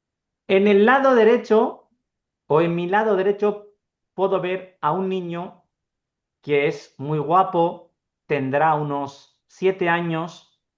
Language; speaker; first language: Spanish; non-native, fluent; Urdu